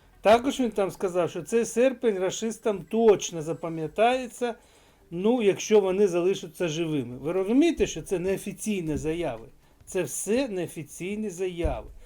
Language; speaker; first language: Ukrainian; non-native, local second language; Russian